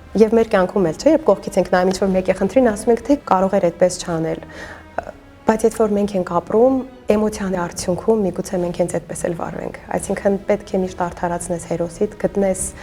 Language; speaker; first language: Armenian; native; Armenian